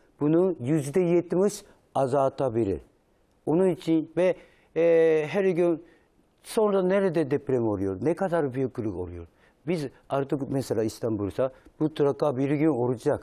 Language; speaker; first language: Turkish; non-native, learner; Japanese